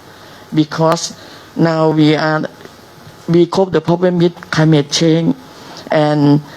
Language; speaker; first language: English; non-native, learner; Thai